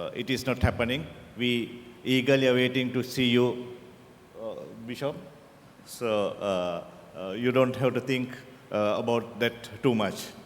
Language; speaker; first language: English; non-native, local second language; Sinhala